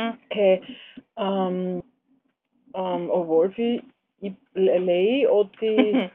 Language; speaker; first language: Greek; non-native, learner; German